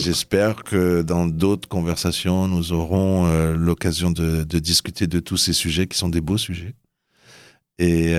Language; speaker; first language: French; native; French